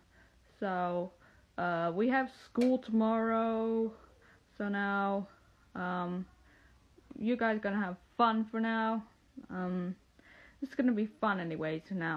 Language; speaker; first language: English; native; English